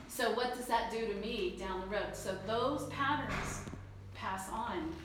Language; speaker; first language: English; early bilingual, other home language; Chinese